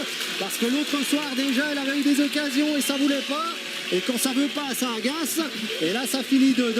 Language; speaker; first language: French; native; French